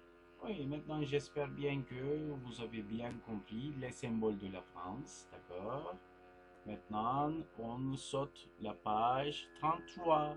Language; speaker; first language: French; non-native, fluent; Turkish